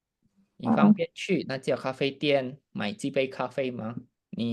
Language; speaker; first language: Chinese; non-native, fluent; Indonesian